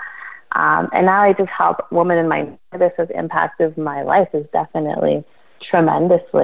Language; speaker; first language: English; native; English